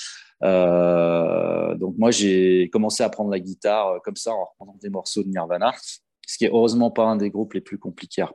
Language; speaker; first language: French; native; French